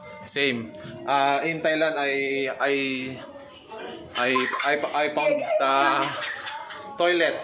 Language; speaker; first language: English; non-native, local second language; Filipino